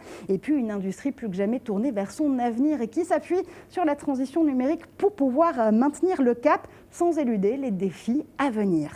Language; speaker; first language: French; native; French